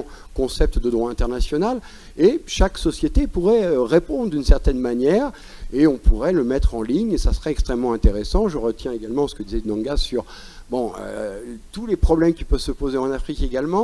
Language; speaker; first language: French; native; French